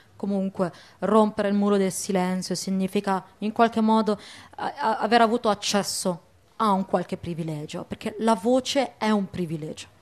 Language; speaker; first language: Italian; early bilingual, other home language; Arabic